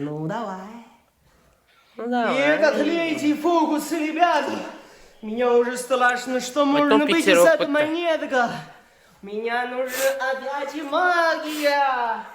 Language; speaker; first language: Russian; non-native, learner; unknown